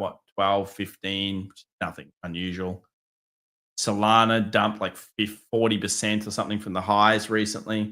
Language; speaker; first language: English; native; English